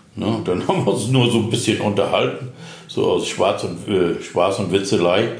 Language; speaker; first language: German; native; German